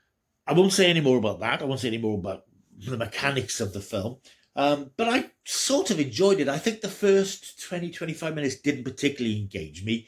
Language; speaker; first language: English; native; English